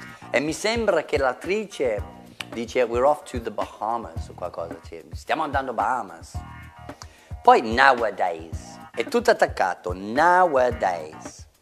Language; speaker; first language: Italian; non-native, fluent; English